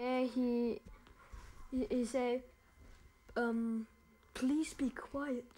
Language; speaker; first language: English; non-native, learner; German